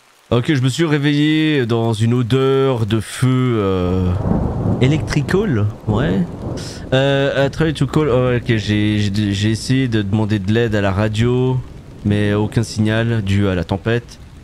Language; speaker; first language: French; native; French